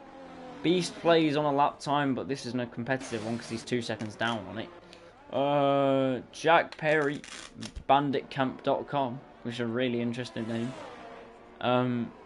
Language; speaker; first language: English; native; English